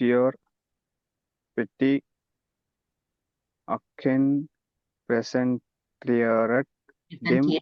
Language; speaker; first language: German; non-native, learner; Tamil